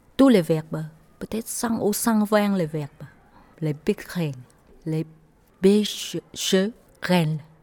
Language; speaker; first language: French; non-native, learner; Vietnamese